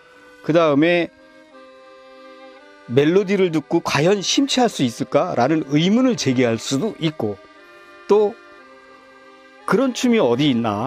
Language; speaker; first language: Korean; native; Korean